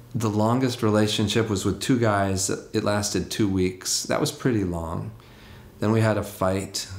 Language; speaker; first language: English; native; English